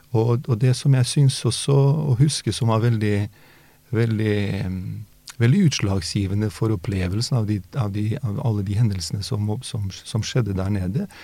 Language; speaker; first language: Norwegian; early bilingual, other home language; Bosnian